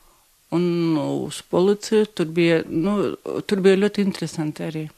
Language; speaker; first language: Latvian; non-native, local second language; Russian